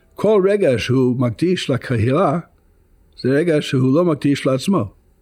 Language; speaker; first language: Hebrew; non-native, fluent; English